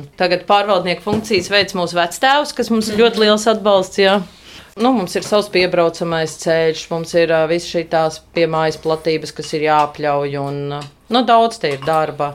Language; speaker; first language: Latvian; native; Latvian